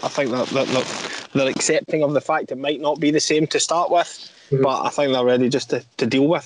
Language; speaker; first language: English; native; English